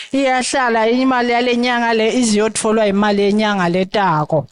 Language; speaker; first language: Zulu; non-native, local second language; Swati